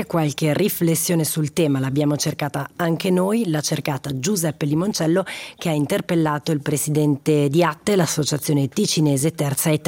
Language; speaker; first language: Italian; native; Italian